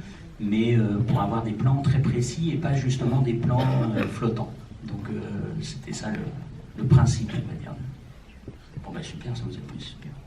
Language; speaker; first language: French; native; French